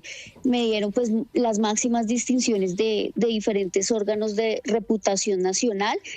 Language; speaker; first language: Spanish; native; Spanish